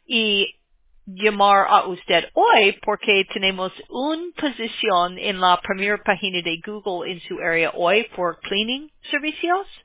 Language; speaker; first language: Spanish; non-native, learner; English